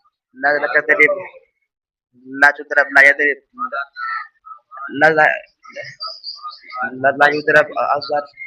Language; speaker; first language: Arabic; non-native, learner; Urdu